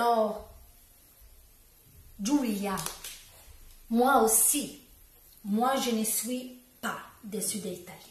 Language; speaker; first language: French; non-native, learner; Italian